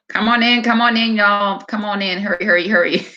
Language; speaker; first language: English; native; English